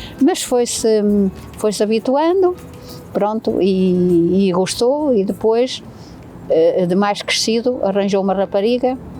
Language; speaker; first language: Portuguese; native; Portuguese